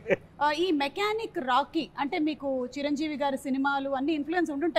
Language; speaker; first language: Telugu; native; Telugu